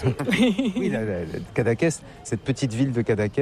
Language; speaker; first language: French; native; French